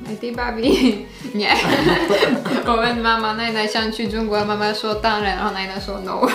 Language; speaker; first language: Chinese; non-native, fluent; Slovak